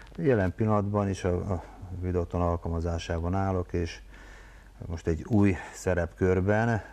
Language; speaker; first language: Hungarian; native; Hungarian